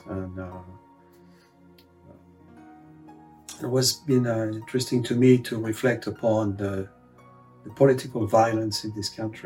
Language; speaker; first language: English; non-native, fluent; French